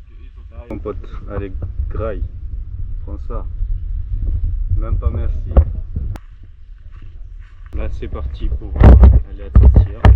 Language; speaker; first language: French; native; French